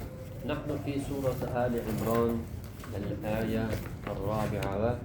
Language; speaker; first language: Arabic; non-native, fluent; Malay